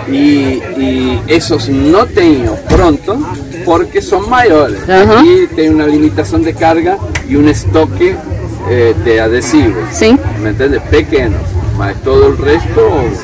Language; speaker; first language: Portuguese; non-native, learner; Spanish